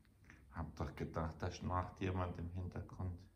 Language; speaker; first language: German; native; German